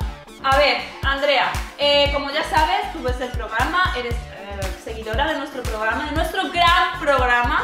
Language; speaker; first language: Spanish; native; Spanish